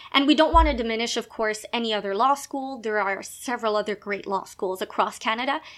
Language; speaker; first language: English; non-native, local second language; French